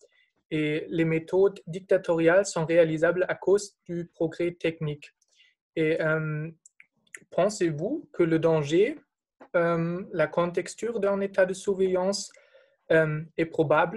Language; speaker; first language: French; non-native, fluent; German